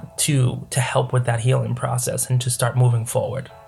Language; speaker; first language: English; native; English